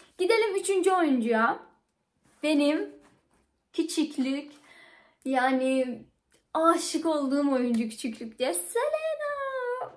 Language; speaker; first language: Turkish; non-native, fluent; Persian